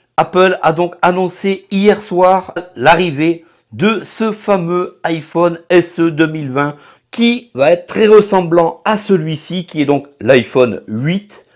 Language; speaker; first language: French; native; French